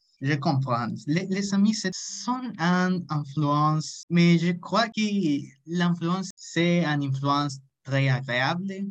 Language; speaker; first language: French; non-native, learner; Spanish